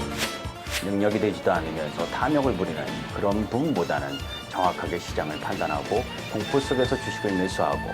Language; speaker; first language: Korean; native; Korean